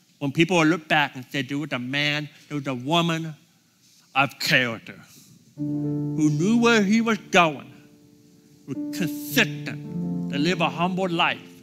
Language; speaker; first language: English; native; English